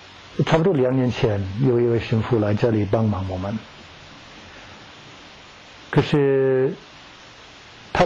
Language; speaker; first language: Chinese; non-native, fluent; English